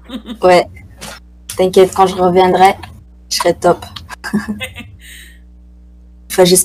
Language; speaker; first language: French; native; French